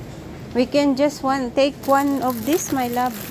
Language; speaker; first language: English; non-native, local second language; Filipino